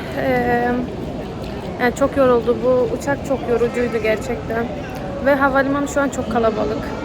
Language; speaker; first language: Turkish; early bilingual, heritage; Turkish